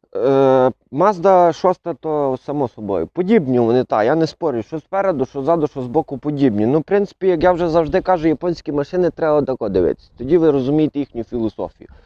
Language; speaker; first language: Ukrainian; native; Ukrainian